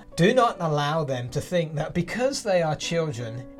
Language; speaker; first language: English; native; English